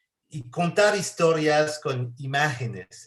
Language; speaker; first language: Spanish; non-native, fluent; French